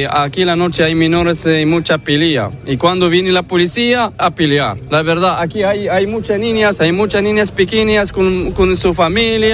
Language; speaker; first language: Spanish; non-native, learner; Arabic